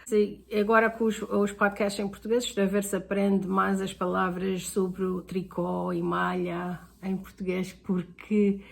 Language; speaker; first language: Portuguese; early bilingual, heritage; Portuguese